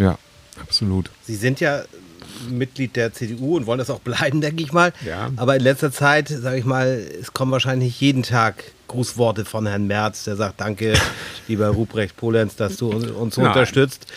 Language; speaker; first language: German; native; German